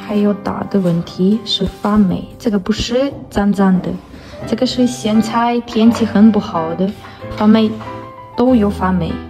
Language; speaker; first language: Chinese; non-native, learner; Ukrainian